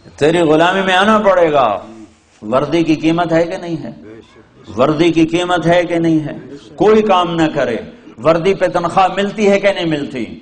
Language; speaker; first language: Urdu; non-native, local second language; Punjabi